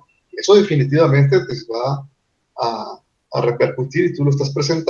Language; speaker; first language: Spanish; native; Spanish